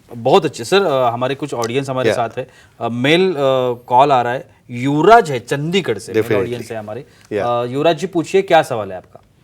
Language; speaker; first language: Hindi; non-native, local second language; Marathi